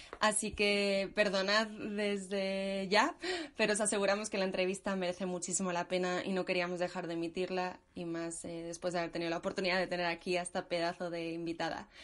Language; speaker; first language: Spanish; native; Spanish